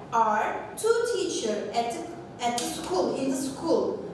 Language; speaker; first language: English; non-native, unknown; Turkish